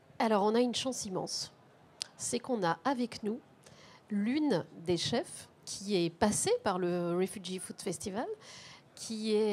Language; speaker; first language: French; native; French